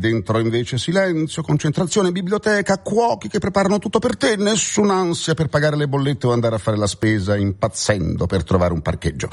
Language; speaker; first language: Italian; native; Italian